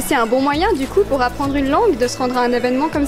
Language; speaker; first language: French; native; French